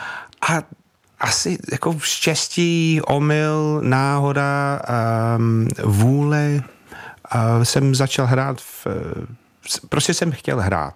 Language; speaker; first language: Czech; non-native, fluent; English